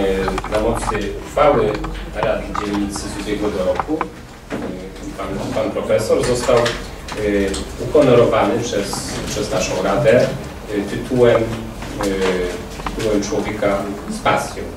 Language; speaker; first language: Polish; native; Polish